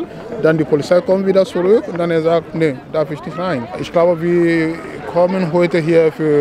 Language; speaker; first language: German; non-native, learner; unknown